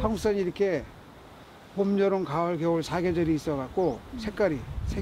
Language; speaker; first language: Korean; native; Korean